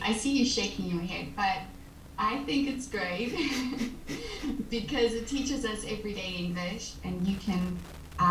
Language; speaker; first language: English; native; English